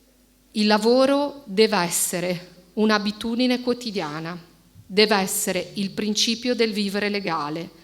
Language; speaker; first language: Italian; native; Italian